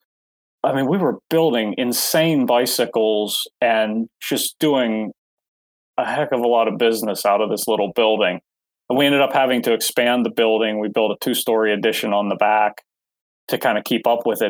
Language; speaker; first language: English; native; English